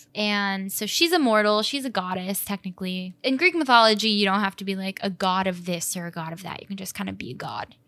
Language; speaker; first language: English; native; English